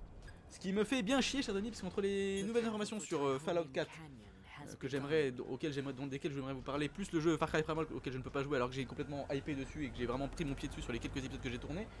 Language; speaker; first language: French; native; French